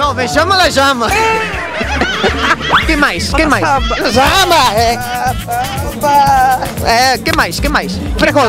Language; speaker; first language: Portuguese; non-native, learner; Spanish